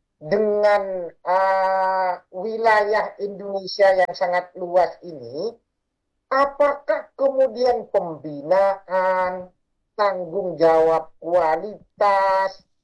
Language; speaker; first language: Indonesian; non-native, local second language; Madurese